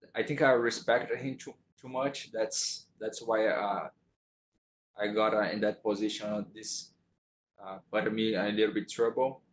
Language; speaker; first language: English; non-native, fluent; Portuguese